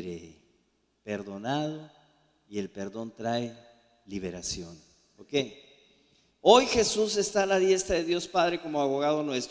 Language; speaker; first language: Spanish; native; Spanish